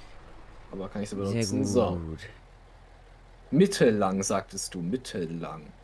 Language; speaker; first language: German; native; German